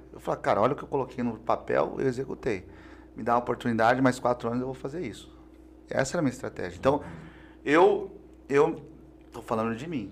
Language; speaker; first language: Portuguese; native; Portuguese